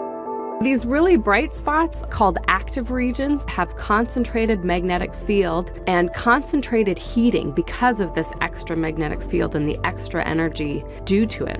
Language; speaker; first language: English; native; English